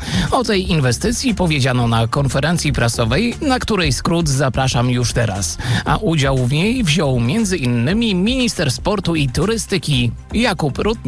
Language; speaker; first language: Polish; native; Polish